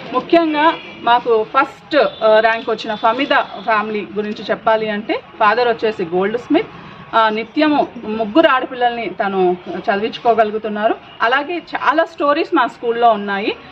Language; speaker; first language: Telugu; native; Telugu